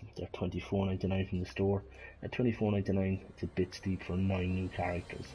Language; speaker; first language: English; native; English